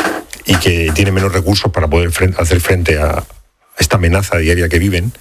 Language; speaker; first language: Spanish; native; Spanish